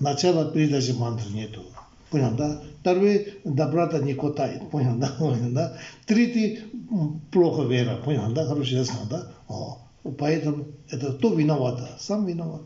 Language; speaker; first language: Russian; non-native, learner; Tibetan